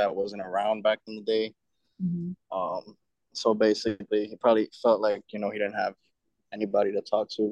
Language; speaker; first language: English; native; English